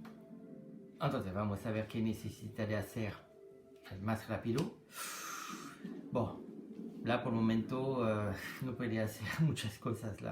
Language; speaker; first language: Spanish; non-native, learner; French